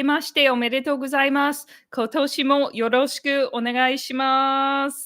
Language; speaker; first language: Japanese; non-native, fluent; English